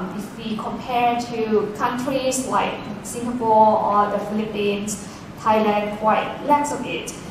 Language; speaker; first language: English; non-native, fluent; Thai